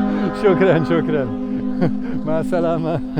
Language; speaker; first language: Arabic; non-native, learner; Latvian